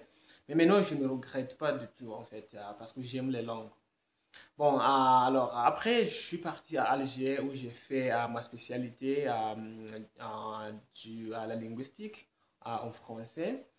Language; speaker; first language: French; non-native, fluent; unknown